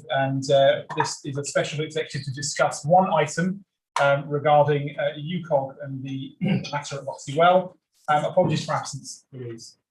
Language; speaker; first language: English; native; English